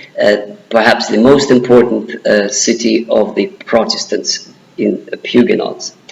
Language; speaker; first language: English; non-native, fluent; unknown